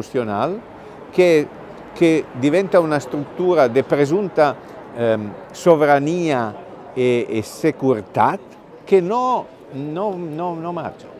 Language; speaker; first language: Spanish; non-native, fluent; Italian